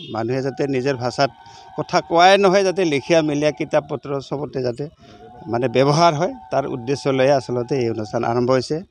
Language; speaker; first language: Assamese; non-native, local second language; Rangpuri